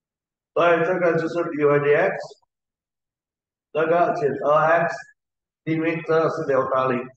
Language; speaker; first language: Chinese; native; Chinese